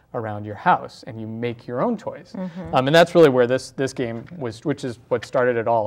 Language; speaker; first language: English; native; English